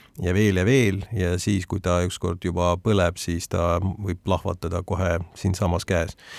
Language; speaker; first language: Estonian; native; Estonian